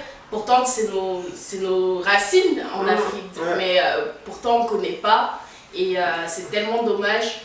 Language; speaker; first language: French; native; French